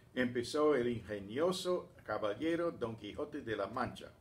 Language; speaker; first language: Spanish; non-native, fluent; English